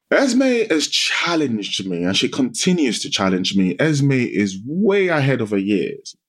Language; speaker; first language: English; non-native, local second language; Yoruba